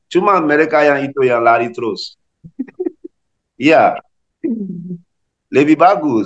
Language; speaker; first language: Indonesian; non-native, learner; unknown